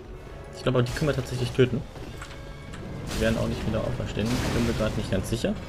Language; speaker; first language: German; native; German